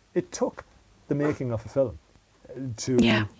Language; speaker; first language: English; native; English